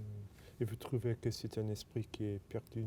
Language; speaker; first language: French; non-native, fluent; English